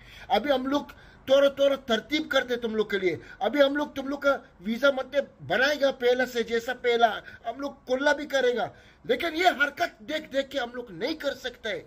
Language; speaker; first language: Hindi; non-native, learner; Arabic